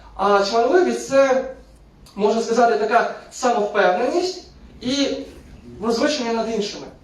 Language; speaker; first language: Ukrainian; non-native, local second language; Russian